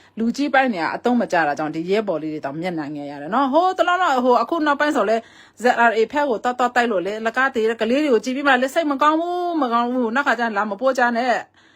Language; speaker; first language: Burmese; non-native, local second language; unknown